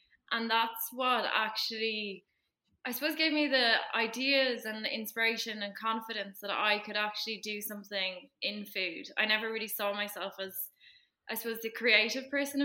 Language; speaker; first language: English; native; English